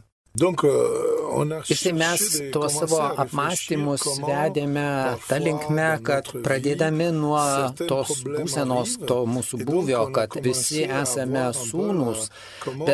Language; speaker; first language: Lithuanian; non-native, fluent; Italian